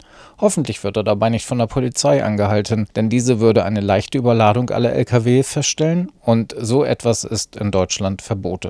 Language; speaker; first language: German; native; German